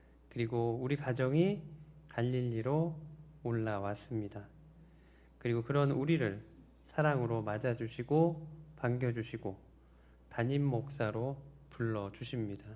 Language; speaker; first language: Korean; native; Korean